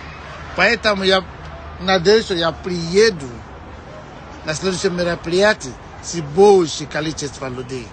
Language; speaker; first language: Russian; non-native, fluent; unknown